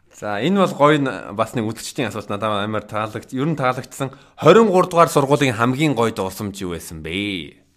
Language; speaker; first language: Mongolian; early bilingual, heritage; Mongolian